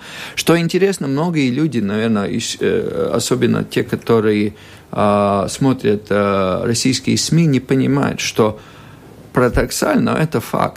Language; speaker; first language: Russian; non-native, local second language; Latvian